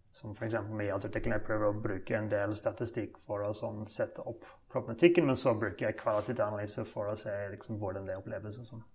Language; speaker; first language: Norwegian; non-native, fluent; English